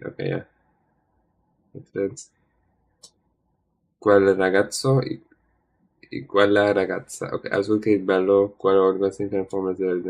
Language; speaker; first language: Italian; non-native, learner; English